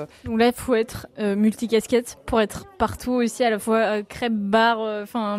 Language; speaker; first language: French; native; French